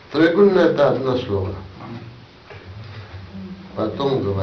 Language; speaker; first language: Russian; non-native, learner; Bangla